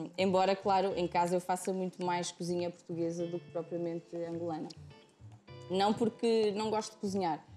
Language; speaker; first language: Portuguese; native; Portuguese